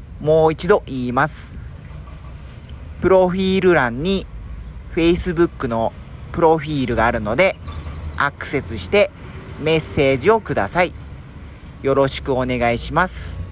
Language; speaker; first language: Japanese; non-native, fluent; Spanish